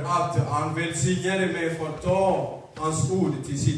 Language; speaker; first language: Swedish; non-native, fluent; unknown